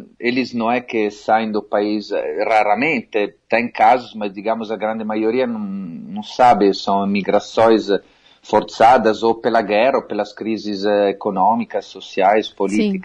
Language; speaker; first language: Portuguese; non-native, fluent; Italian